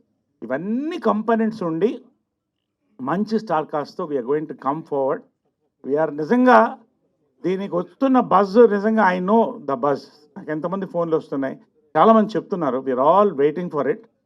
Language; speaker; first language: Telugu; native; Telugu